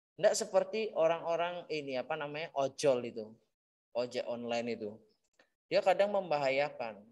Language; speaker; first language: Indonesian; native; Indonesian